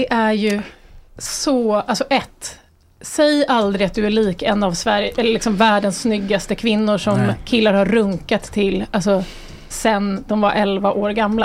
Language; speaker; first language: Swedish; native; Swedish